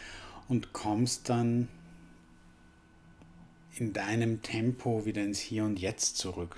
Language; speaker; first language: German; native; German